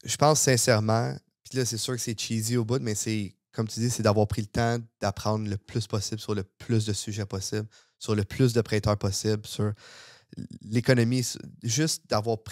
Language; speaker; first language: French; native; French